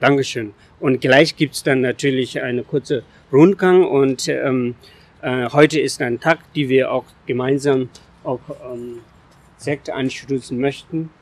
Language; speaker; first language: German; non-native, fluent; Tibetan